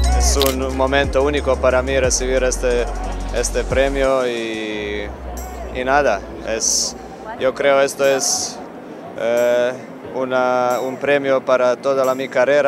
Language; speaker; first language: Spanish; non-native, fluent; Croatian